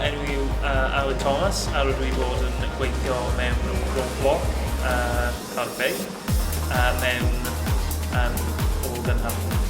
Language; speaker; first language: Welsh; non-native, local second language; English